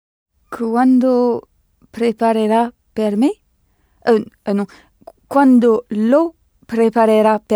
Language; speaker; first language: Italian; non-native, learner; French